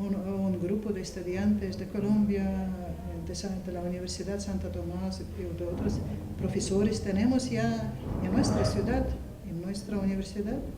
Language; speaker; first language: Spanish; non-native, fluent; Russian